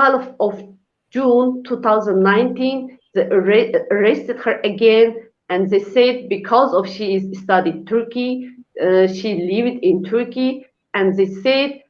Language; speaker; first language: English; non-native, learner; Uyghur